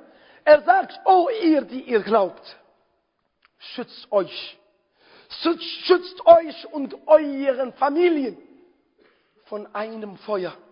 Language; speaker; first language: German; non-native, fluent; Arabic